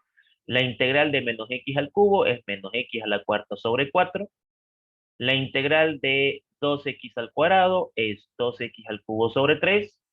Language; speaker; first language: Spanish; native; Spanish